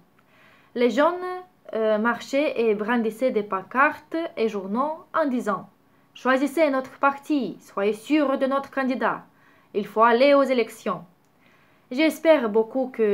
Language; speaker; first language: French; non-native, learner; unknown